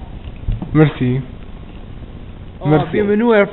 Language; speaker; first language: French; non-native, learner; English